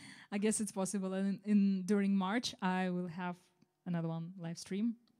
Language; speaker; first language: English; non-native, fluent; Ukrainian